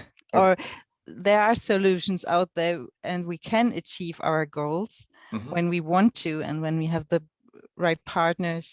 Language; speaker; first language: English; non-native, fluent; German